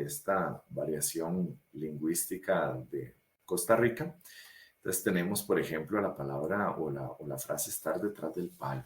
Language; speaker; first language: Spanish; native; Spanish